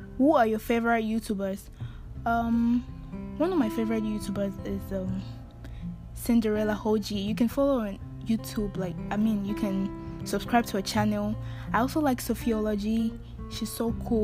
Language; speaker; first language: English; non-native, local second language; Yoruba